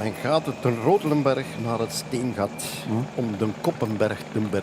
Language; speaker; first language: Dutch; native; Dutch